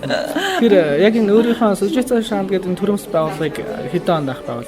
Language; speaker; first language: Mongolian; native; Mongolian